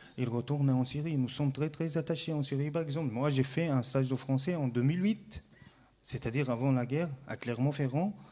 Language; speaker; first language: French; non-native, fluent; Arabic